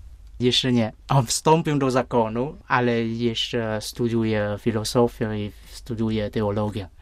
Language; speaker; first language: Polish; non-native, fluent; Vietnamese